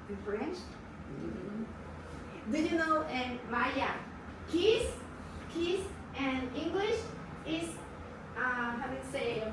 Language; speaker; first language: English; non-native, learner; Spanish